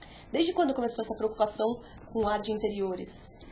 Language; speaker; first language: Portuguese; native; Portuguese